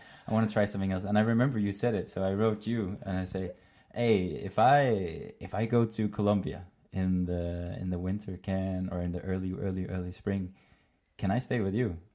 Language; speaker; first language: English; non-native, fluent; Danish